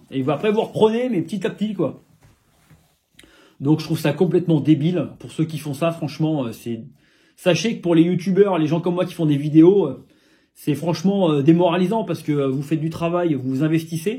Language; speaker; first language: French; native; French